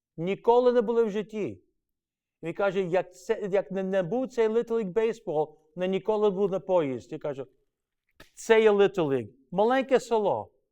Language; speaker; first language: Ukrainian; early bilingual, heritage; Ukrainian